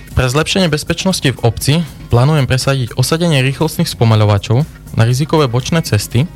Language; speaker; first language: Slovak; native; Slovak